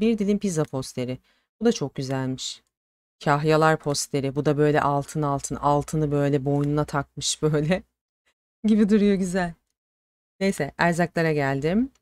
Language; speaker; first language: Turkish; native; Turkish